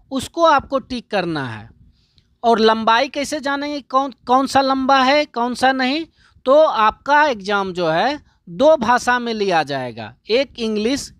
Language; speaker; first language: Hindi; native; Hindi